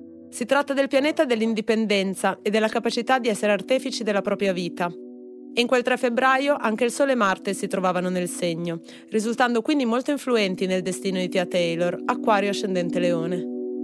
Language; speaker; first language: Italian; native; Italian